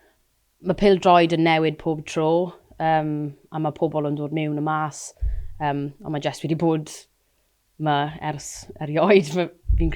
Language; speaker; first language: Welsh; non-native, local second language; English